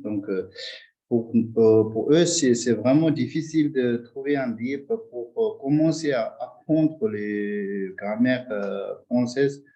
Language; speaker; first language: French; non-native, fluent; Tibetan